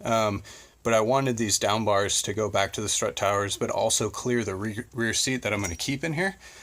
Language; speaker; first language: English; native; English